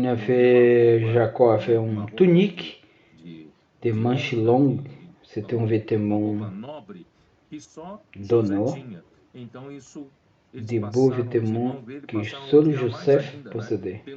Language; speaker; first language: French; non-native, learner; Portuguese